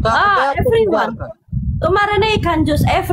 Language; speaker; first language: Hindi; non-native, learner; Pashto